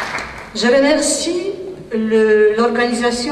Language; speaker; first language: French; non-native, fluent; Polish